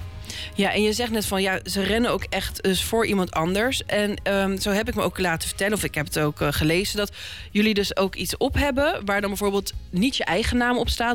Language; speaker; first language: Dutch; native; Dutch